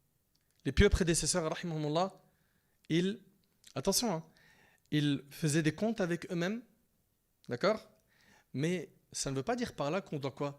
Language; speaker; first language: French; native; French